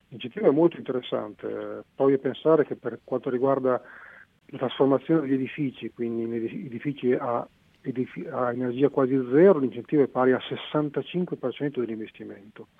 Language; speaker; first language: Italian; native; Italian